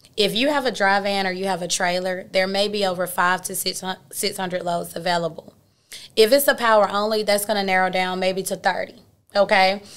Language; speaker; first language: English; native; English